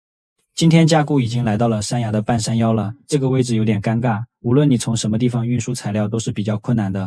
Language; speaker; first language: Chinese; native; Chinese